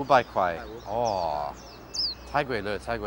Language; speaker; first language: Chinese; non-native, learner; English